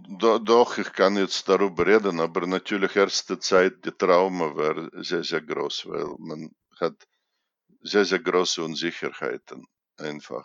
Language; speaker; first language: German; non-native, fluent; Russian